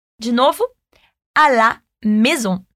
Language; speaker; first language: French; non-native, fluent; Portuguese